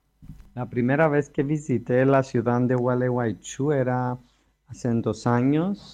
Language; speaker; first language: Spanish; non-native, fluent; Greek